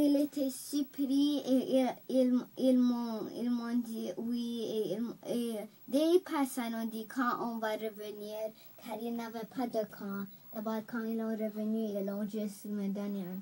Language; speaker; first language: French; non-native, local second language; English